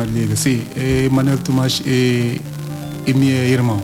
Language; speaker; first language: Portuguese; non-native, learner; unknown